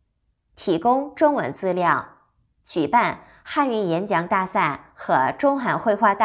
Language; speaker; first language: Chinese; non-native, fluent; Korean